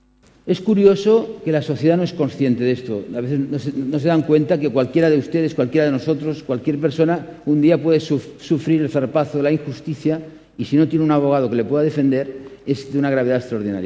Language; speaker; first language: Spanish; native; Spanish